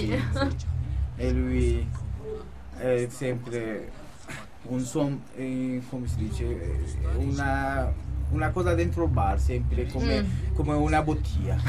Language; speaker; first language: Italian; non-native, local second language; Kurdish